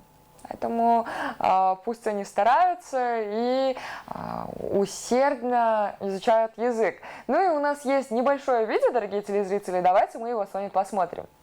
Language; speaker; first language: Russian; native; Russian